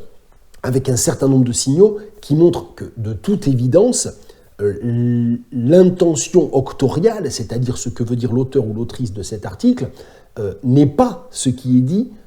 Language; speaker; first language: French; native; French